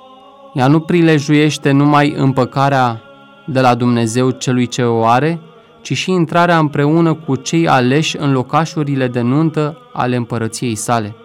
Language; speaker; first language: Romanian; native; Romanian